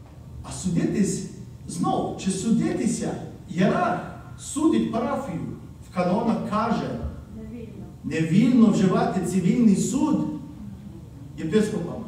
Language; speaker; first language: Ukrainian; early bilingual, heritage; Ukrainian